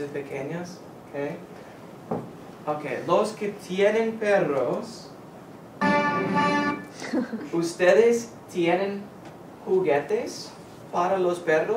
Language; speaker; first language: Spanish; non-native, fluent; English